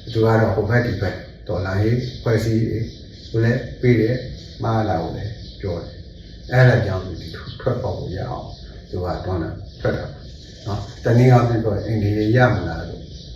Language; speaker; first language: Burmese; native; Burmese